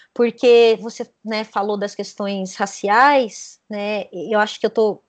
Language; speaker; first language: Portuguese; native; Portuguese